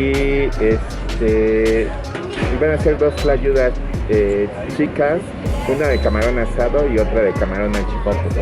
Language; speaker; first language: Spanish; native; Spanish